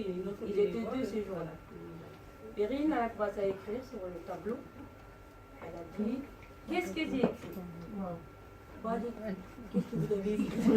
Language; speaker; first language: French; non-native, learner; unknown